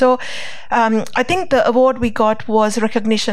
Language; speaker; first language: English; non-native, local second language; Sinhala